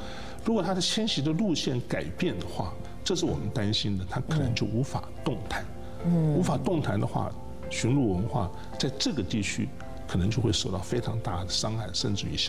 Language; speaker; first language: Chinese; native; Chinese